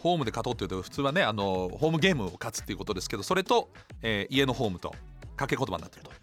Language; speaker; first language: Japanese; non-native, fluent; German